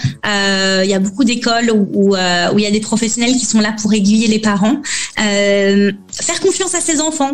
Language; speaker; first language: French; native; French